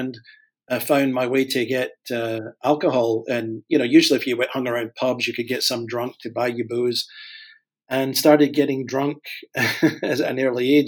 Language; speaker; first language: English; native; English